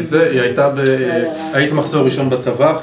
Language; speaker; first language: Hebrew; native; Hebrew